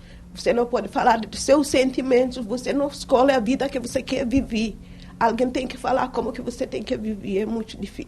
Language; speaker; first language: Portuguese; non-native, fluent; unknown